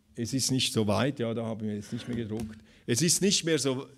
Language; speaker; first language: German; native; German